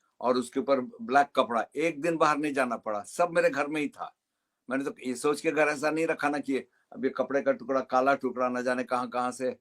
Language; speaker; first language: Hindi; native; Hindi